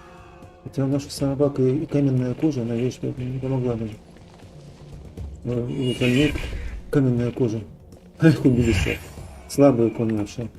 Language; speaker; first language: Russian; native; Russian